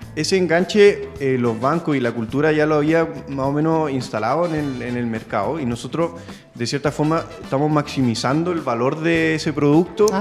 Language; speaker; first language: Spanish; native; Spanish